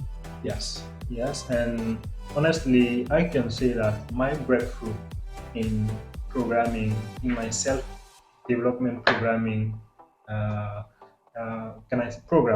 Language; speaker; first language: English; non-native, fluent; French